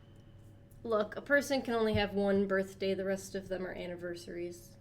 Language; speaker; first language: English; native; English